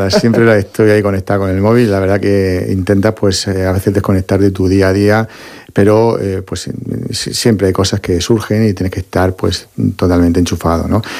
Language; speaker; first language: Spanish; native; Spanish